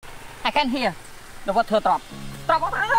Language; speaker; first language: English; non-native, learner; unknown